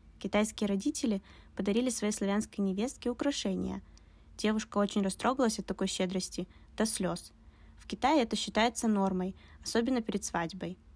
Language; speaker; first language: Russian; native; Russian